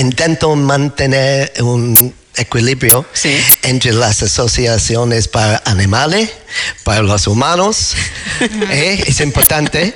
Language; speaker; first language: Spanish; non-native, learner; English